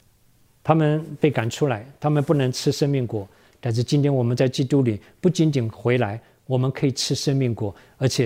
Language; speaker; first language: Chinese; native; Chinese